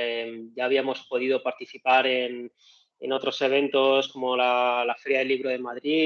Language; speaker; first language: Spanish; native; Spanish